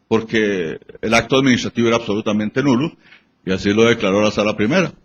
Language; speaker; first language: Spanish; native; Spanish